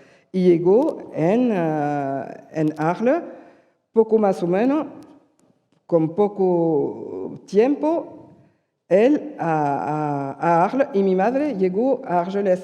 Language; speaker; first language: Spanish; early bilingual, heritage; Spanish